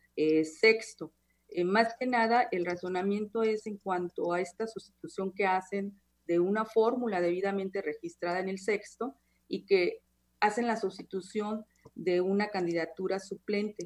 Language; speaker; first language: Spanish; native; Spanish